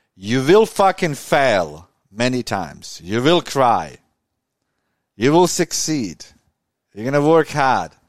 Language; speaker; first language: English; non-native, fluent; Croatian